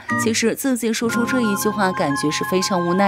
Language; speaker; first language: Chinese; native; Chinese